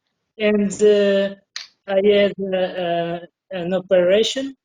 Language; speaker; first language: English; non-native, learner; Portuguese